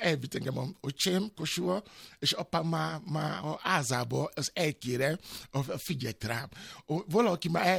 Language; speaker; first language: Hungarian; non-native, learner; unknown